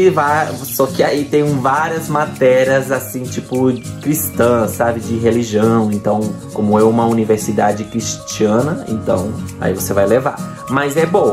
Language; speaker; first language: Portuguese; non-native, fluent; Spanish